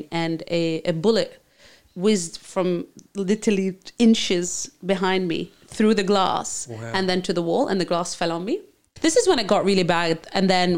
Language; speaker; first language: English; non-native, fluent; Arabic